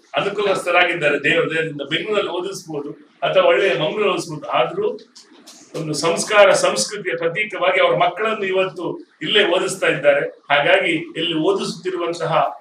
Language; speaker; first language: Kannada; native; Kannada